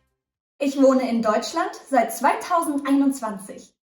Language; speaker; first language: German; early bilingual, other home language; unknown